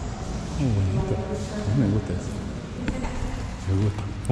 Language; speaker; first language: Spanish; non-native, learner; Japanese